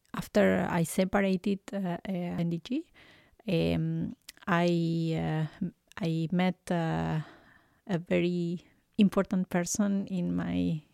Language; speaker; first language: English; non-native, fluent; Spanish